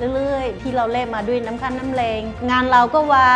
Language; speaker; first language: Thai; non-native, fluent; Burmese